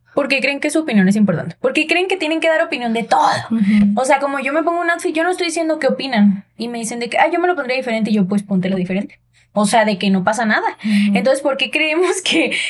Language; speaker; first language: Spanish; native; Spanish